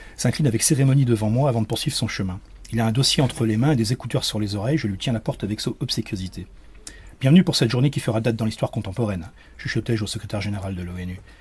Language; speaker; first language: French; native; French